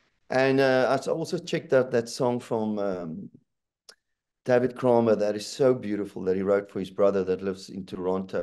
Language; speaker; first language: English; non-native, local second language; Afrikaans